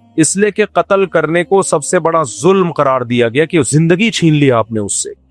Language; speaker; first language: Urdu; native; Urdu